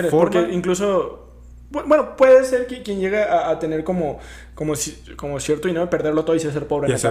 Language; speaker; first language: Spanish; native; Spanish